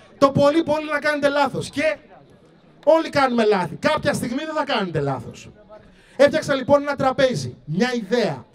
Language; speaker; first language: Greek; early bilingual, other home language; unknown